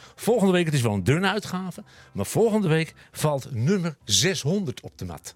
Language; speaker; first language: Dutch; native; Dutch